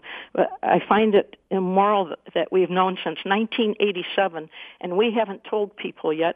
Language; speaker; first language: English; native; English